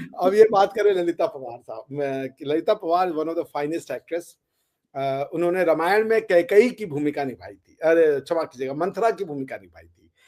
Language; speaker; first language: Hindi; native; Hindi